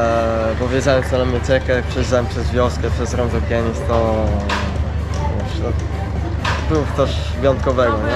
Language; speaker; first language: Polish; non-native, fluent; Italian